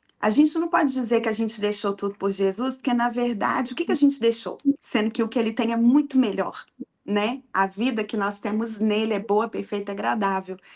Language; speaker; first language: Portuguese; native; Portuguese